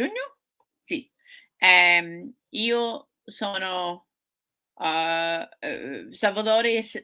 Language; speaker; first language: Italian; early bilingual, heritage; Sicilian